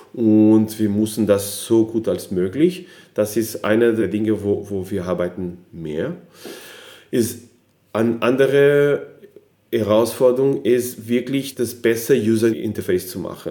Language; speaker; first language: German; non-native, fluent; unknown